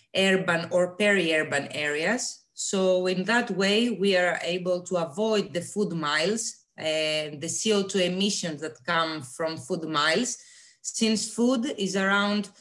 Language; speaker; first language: English; non-native, fluent; Greek